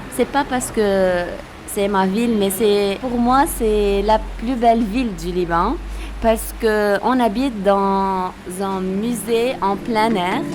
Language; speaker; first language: French; non-native, local second language; Arabic